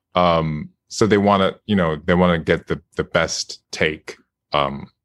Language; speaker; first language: English; non-native, fluent; Japanese